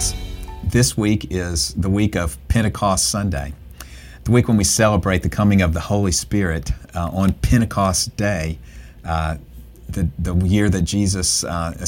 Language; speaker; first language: English; native; English